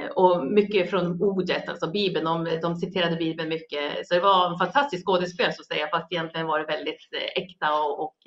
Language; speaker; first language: Swedish; native; Swedish